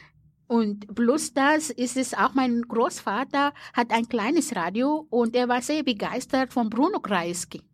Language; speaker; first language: German; non-native, fluent; Arabic